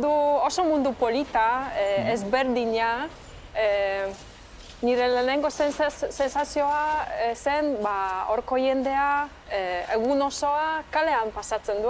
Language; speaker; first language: Basque; non-native, fluent; Polish